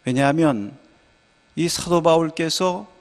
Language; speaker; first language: Korean; native; Korean